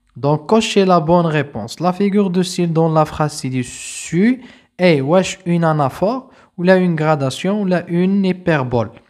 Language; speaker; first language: French; non-native, local second language; Arabic